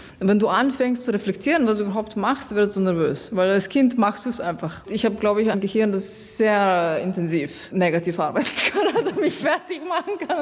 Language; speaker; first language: German; non-native, fluent; Slovenian